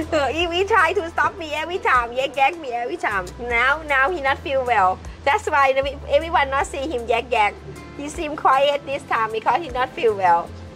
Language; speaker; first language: English; non-native, learner; Thai